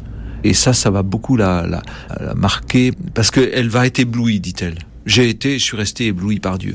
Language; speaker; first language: French; native; French